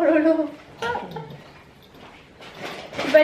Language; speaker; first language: French; native; French